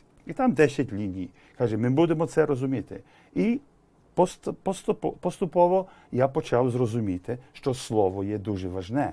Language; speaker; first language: Ukrainian; early bilingual, heritage; English